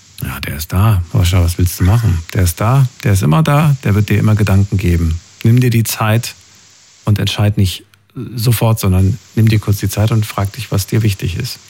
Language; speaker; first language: German; native; German